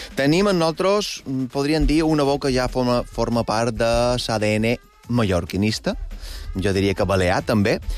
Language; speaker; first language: Catalan; native; Catalan